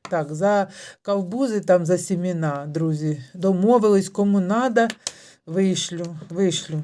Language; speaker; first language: Ukrainian; native; Ukrainian